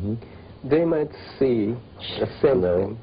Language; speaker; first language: English; non-native, fluent; Japanese